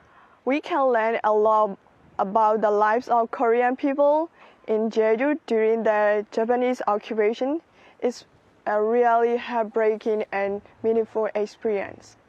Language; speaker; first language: English; non-native, fluent; Burmese